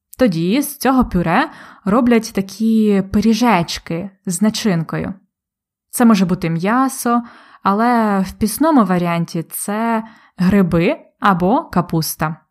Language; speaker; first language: Ukrainian; native; Ukrainian